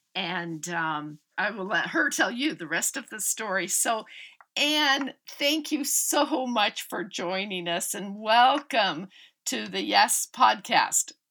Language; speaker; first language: English; native; English